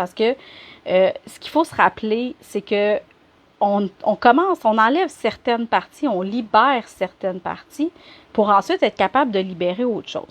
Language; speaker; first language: French; native; French